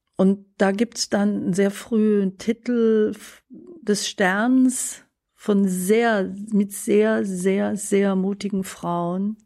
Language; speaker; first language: German; native; German